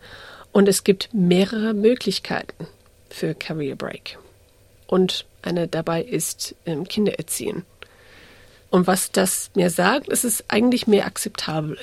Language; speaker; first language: German; early bilingual, heritage; English